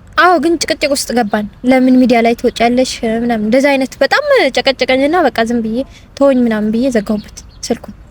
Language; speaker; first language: Amharic; non-native, local second language; Tigrinya